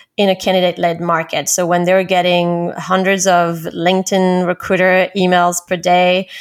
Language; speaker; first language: English; non-native, fluent; French